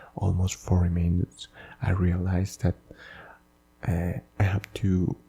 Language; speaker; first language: English; non-native, fluent; Spanish